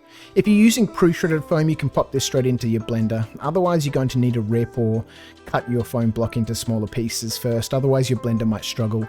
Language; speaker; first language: English; native; English